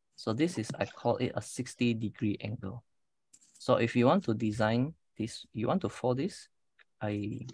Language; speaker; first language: English; non-native, local second language; Malay